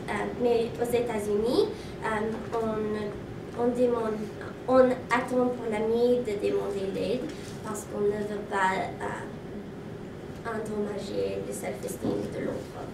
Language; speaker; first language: French; non-native, learner; English